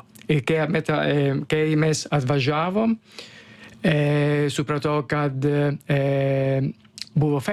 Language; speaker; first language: Lithuanian; non-native, learner; Italian